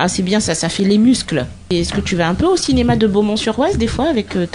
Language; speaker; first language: French; native; French